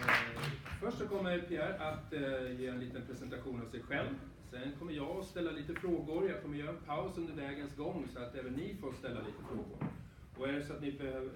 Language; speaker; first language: Swedish; native; Swedish